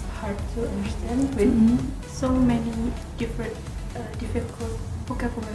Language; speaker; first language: English; non-native, learner; Indonesian